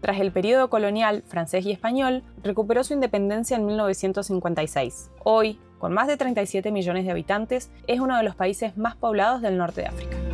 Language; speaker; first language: Spanish; native; Spanish